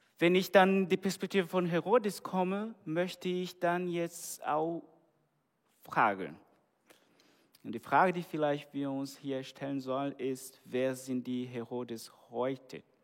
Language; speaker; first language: German; non-native, fluent; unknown